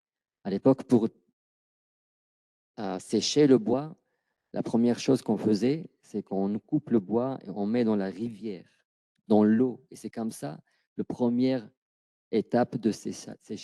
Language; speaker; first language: French; non-native, fluent; Arabic